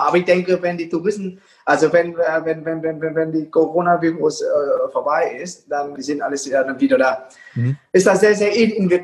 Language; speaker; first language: German; non-native, fluent; Vietnamese